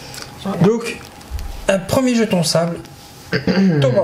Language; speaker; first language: French; native; French